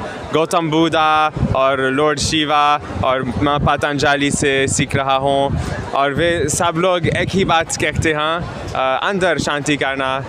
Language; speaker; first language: Hindi; non-native, learner; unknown